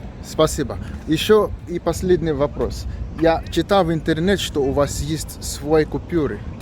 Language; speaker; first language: Russian; non-native, learner; English